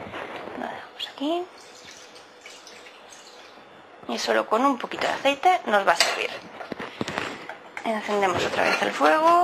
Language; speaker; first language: Spanish; native; Spanish